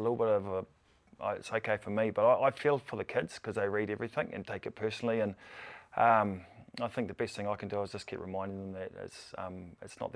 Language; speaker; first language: English; native; English